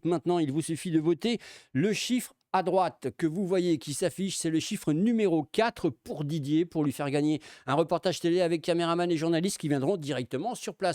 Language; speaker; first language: French; native; French